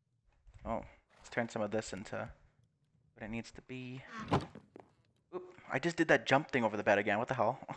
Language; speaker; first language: English; native; English